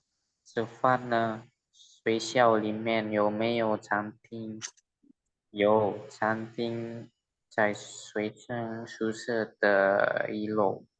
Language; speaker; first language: Chinese; non-native, learner; Indonesian